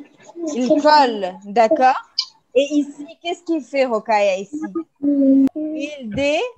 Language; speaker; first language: French; non-native, fluent; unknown